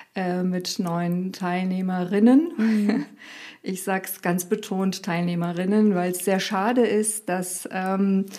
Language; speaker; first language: German; early bilingual, other home language; Romanian